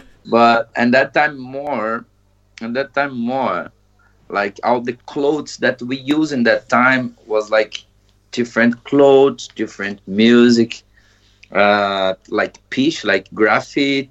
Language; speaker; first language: English; non-native, learner; Portuguese